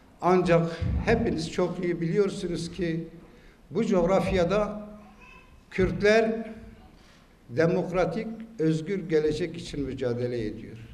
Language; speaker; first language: Turkish; non-native, local second language; Kurdish